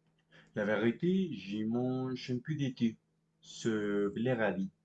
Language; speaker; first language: French; non-native, learner; Spanish